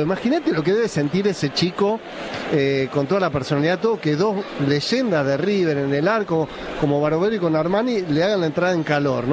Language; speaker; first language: Spanish; native; Spanish